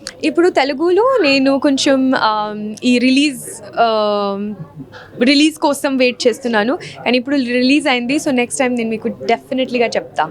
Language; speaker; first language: Telugu; non-native, local second language; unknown